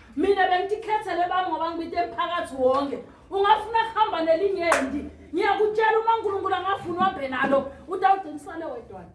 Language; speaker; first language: Zulu; non-native, local second language; Swati